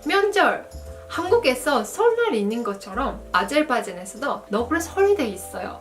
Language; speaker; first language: Korean; non-native, fluent; Azerbaijani